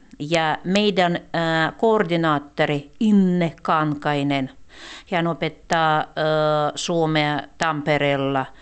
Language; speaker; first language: Finnish; non-native, fluent; Russian